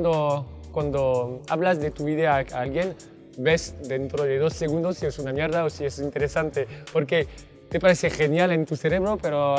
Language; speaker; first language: Spanish; non-native, fluent; French